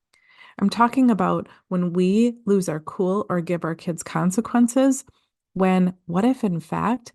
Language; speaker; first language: English; native; English